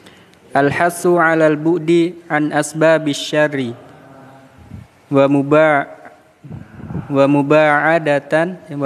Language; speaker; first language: Arabic; non-native, learner; Indonesian